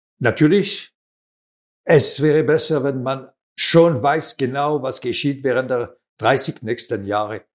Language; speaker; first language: German; non-native, local second language; French